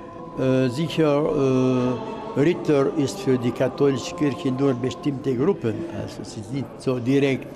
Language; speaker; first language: German; non-native, fluent; Arabic